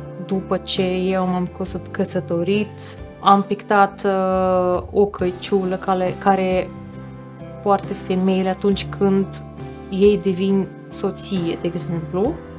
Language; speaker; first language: Romanian; non-native, fluent; Russian